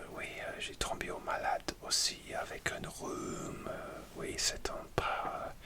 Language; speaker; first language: French; non-native, learner; English